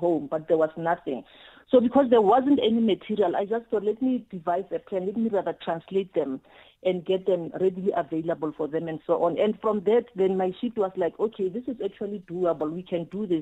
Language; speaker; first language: English; non-native, local second language; Tswana